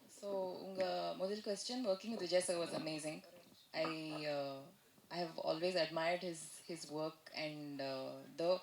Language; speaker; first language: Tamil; non-native, learner; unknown